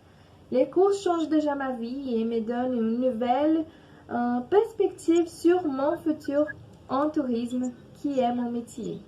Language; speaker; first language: French; non-native, learner; Portuguese